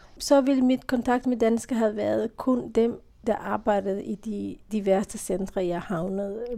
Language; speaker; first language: Danish; non-native, fluent; Somali